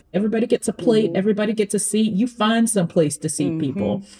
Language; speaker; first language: English; early bilingual, other home language; Akan